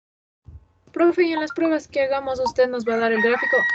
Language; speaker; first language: Spanish; native; Spanish